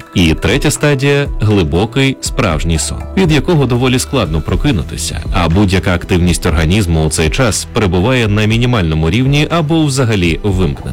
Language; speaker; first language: Ukrainian; native; Ukrainian